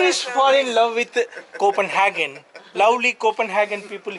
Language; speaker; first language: English; non-native, local second language; Telugu